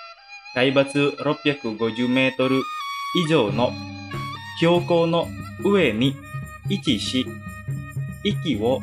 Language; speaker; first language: Japanese; non-native, fluent; Indonesian